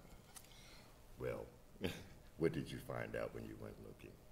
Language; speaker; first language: English; native; English